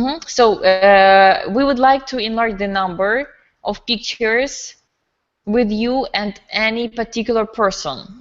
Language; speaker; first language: English; non-native, learner; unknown